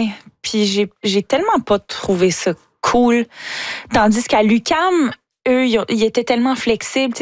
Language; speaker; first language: French; native; French